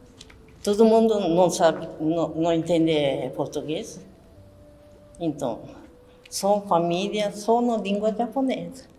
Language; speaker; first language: Portuguese; non-native, learner; Japanese